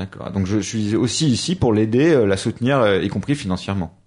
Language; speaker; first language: French; native; French